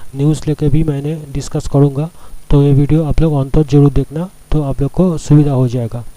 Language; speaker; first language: Hindi; non-native, local second language; Bangla